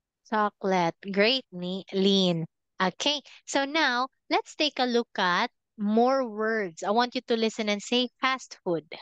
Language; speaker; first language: English; non-native, fluent; Filipino